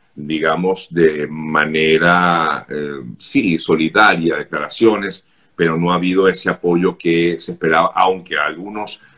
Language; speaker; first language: Spanish; native; Spanish